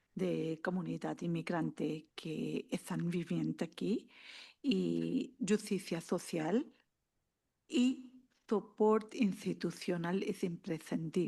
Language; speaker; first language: Spanish; non-native, learner; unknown